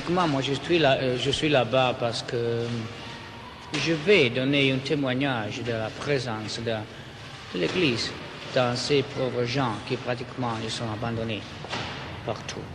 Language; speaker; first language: French; non-native, fluent; Italian